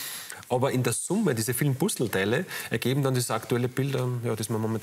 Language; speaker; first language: German; native; German